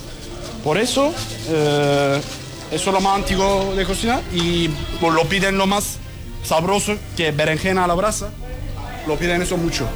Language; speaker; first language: Spanish; non-native, learner; Turkish